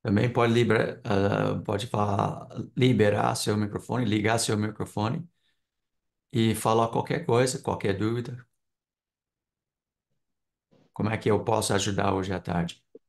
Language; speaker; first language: Portuguese; non-native, fluent; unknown